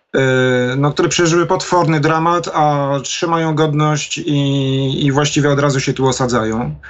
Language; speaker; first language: Polish; native; Polish